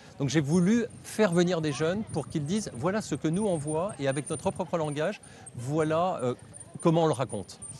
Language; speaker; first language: French; native; French